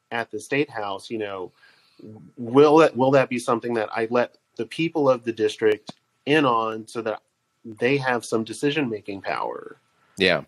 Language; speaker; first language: English; native; English